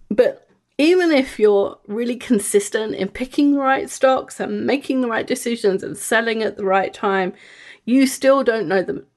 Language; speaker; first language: English; native; English